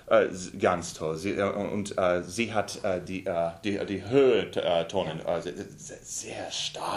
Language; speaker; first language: German; non-native, learner; English